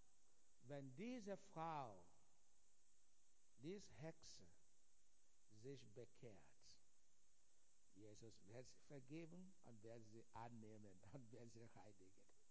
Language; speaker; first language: German; non-native, fluent; Igbo